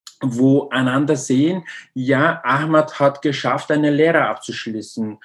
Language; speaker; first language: German; non-native, learner; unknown